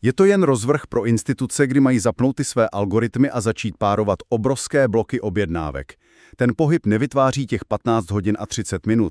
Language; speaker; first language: Czech; native; Czech